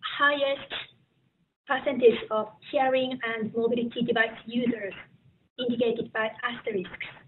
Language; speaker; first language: English; non-native, fluent; Japanese